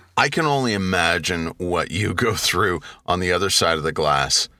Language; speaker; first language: English; native; English